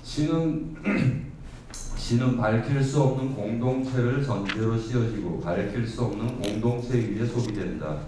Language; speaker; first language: Korean; native; Korean